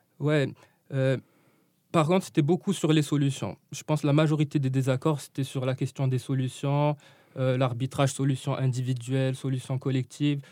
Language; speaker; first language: French; non-native, local second language; Arabic